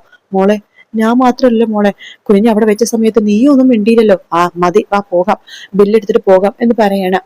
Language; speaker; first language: Malayalam; native; Malayalam